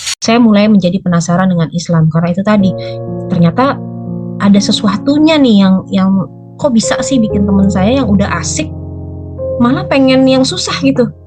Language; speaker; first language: Indonesian; native; Indonesian